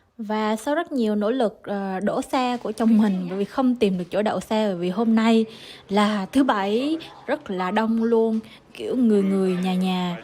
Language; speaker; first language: Vietnamese; native; Vietnamese